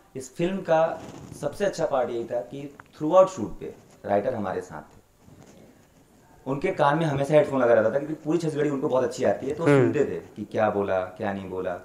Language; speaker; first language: Hindi; native; Hindi